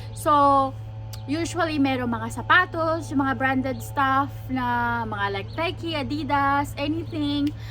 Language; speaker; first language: Filipino; non-native, local second language; Cebuano